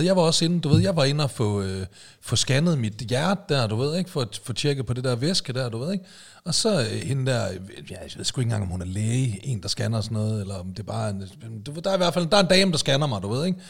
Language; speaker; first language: Danish; native; Danish